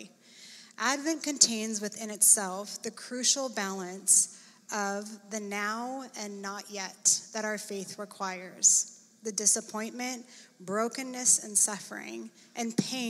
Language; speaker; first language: English; native; English